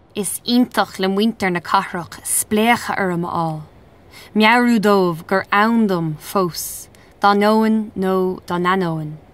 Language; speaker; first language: Irish; non-native, local second language; English